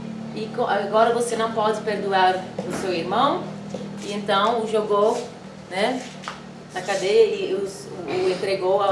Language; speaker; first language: Portuguese; non-native, fluent; Dutch